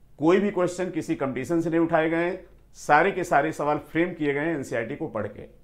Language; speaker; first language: Hindi; native; Hindi